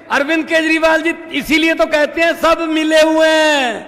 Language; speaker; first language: Hindi; native; Hindi